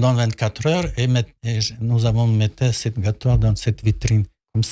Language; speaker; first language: French; non-native, learner; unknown